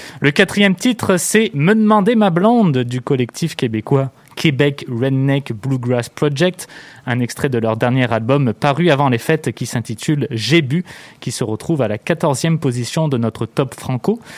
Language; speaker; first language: French; native; French